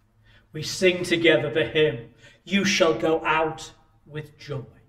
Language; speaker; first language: English; native; English